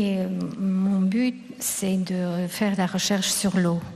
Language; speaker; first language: French; non-native, fluent; Russian